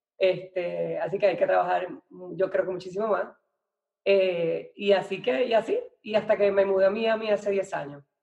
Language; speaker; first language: Spanish; native; Spanish